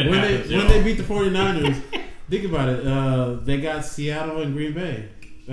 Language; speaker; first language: English; native; English